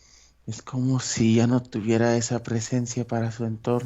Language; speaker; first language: Spanish; native; Spanish